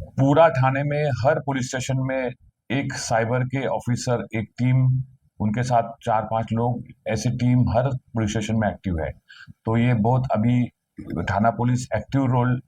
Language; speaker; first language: Hindi; non-native, local second language; Marathi